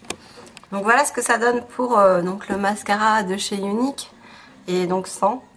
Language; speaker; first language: French; native; French